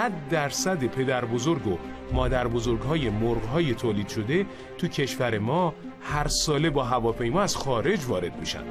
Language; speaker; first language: Persian; native; Persian